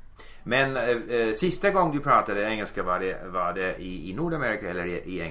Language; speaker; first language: Swedish; non-native, fluent; English